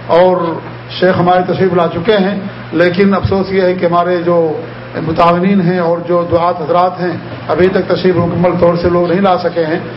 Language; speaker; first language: Urdu; native; Urdu